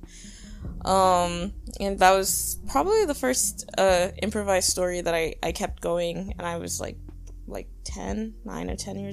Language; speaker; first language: English; native; English